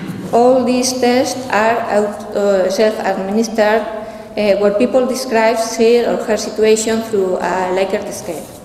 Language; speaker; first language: English; non-native, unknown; Spanish